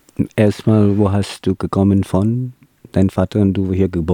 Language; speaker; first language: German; non-native, learner; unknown